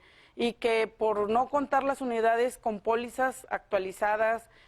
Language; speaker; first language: Spanish; native; Spanish